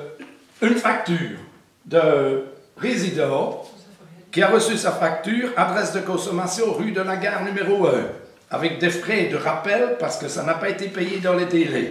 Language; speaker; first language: French; native; French